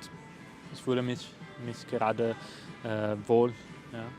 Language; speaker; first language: German; non-native, fluent; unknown